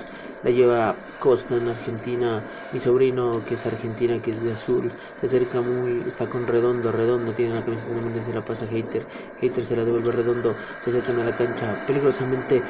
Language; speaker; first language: Spanish; native; Spanish